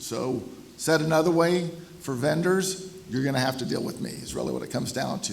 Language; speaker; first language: English; native; English